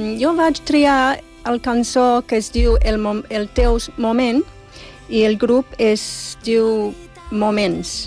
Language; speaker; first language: Catalan; non-native, fluent; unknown